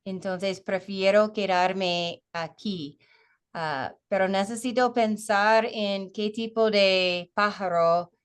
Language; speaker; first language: Spanish; non-native, learner; English